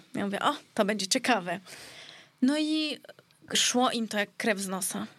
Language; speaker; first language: Polish; early bilingual, heritage; Greek